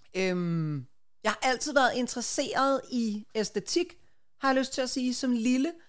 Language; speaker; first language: Danish; native; Danish